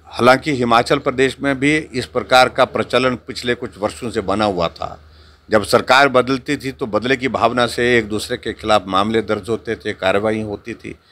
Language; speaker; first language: Hindi; native; Hindi